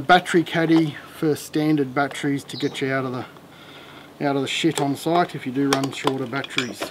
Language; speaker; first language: English; native; English